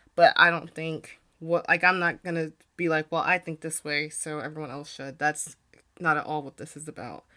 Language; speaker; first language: English; native; English